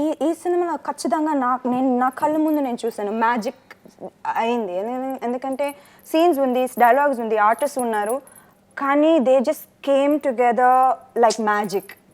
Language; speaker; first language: Telugu; non-native, fluent; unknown